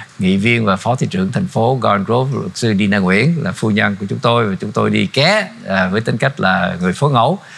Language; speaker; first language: Vietnamese; native; Vietnamese